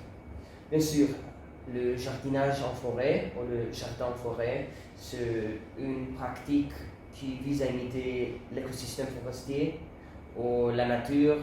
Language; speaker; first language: French; non-native, learner; Italian